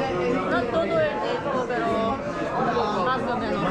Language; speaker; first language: Spanish; non-native, learner; Korean